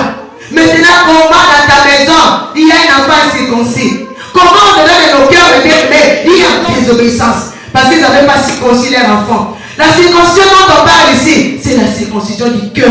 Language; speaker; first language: French; non-native, local second language; Lingala